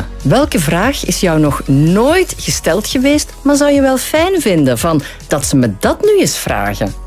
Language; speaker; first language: Dutch; native; Dutch